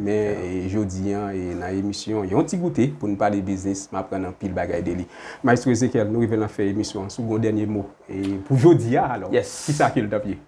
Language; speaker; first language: French; non-native, local second language; Haitian Creole